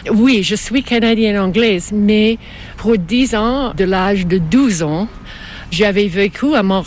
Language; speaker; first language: French; non-native, local second language; English